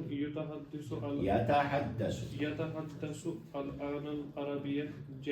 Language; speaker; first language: Arabic; non-native, learner; Urdu